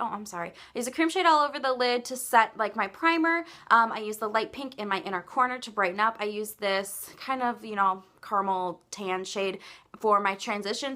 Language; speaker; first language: English; native; English